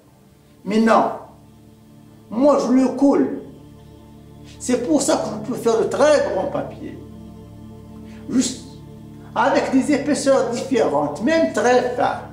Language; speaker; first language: French; non-native, local second language; Arabic